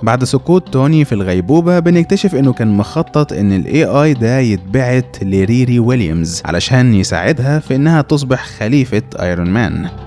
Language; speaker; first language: Arabic; native; Arabic